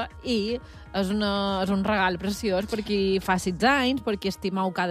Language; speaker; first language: Catalan; native; Catalan